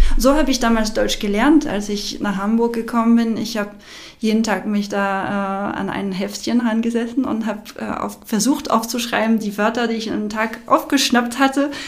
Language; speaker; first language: German; non-native, fluent; French